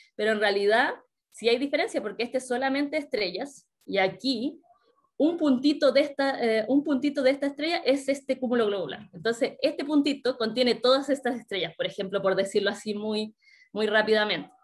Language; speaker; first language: Spanish; native; Spanish